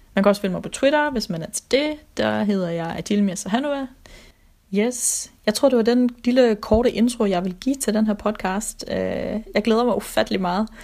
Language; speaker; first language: Danish; early bilingual, other home language; Russian